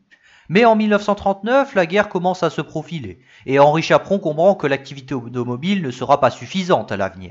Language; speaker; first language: French; native; French